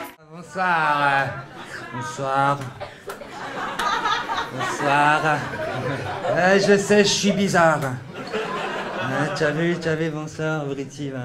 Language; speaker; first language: French; native; French